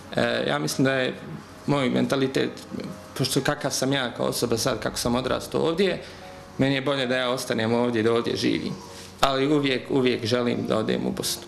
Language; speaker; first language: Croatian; early bilingual, heritage; Bosnian